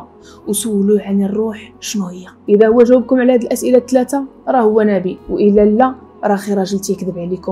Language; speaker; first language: Arabic; native; Arabic